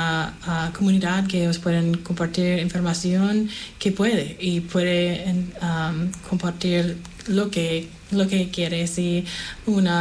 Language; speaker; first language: Spanish; non-native, fluent; English